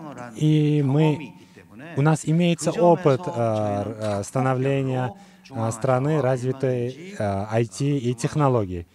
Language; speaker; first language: Russian; non-native, fluent; Korean